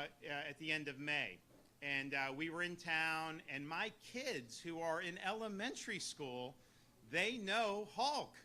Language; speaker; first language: English; native; English